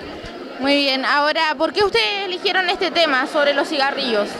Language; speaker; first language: Spanish; native; Spanish